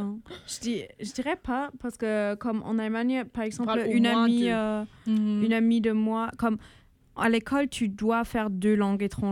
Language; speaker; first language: French; non-native, fluent; German